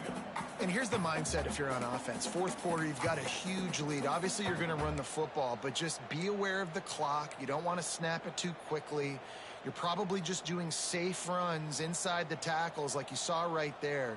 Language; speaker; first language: English; native; English